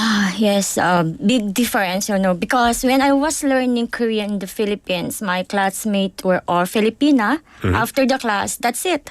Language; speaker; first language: English; non-native, local second language; Filipino